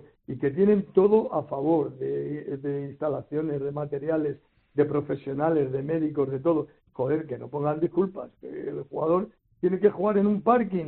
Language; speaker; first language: Spanish; native; Spanish